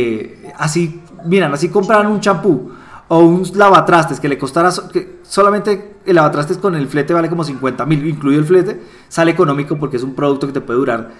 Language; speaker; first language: Spanish; native; Spanish